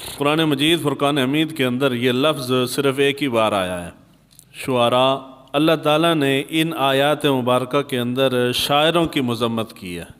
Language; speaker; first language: Urdu; non-native, local second language; Punjabi